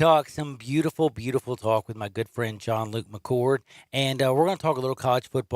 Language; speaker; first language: English; native; English